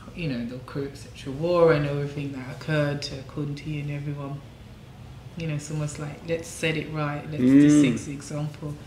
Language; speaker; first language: English; native; English